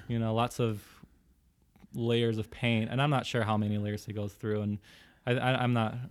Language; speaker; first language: English; early bilingual, other home language; Portuguese